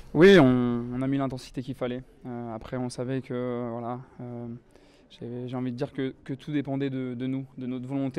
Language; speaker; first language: French; native; French